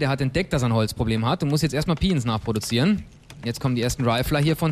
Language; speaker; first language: German; native; German